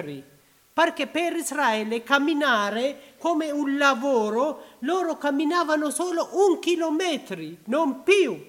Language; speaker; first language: Italian; non-native, learner; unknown